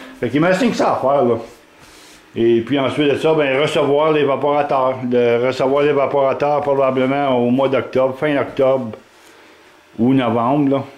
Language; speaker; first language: French; native; French